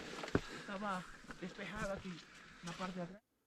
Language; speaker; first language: Spanish; native; Spanish